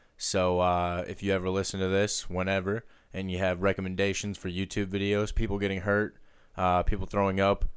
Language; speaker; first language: English; native; English